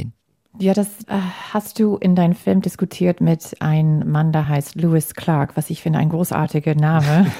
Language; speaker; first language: German; non-native, fluent; English